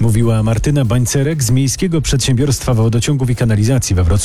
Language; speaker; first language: Polish; native; Polish